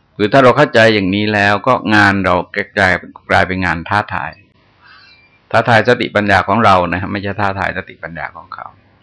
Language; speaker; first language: Thai; native; Thai